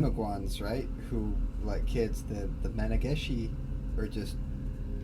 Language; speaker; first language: English; native; English